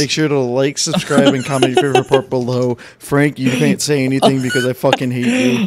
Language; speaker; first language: English; native; English